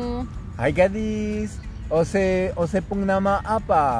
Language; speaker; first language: Indonesian; non-native, fluent; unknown